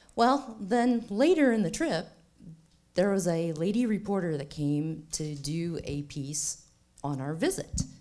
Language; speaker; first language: English; native; English